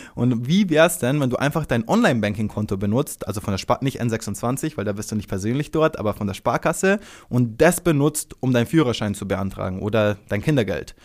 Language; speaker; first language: German; early bilingual, other home language; Croatian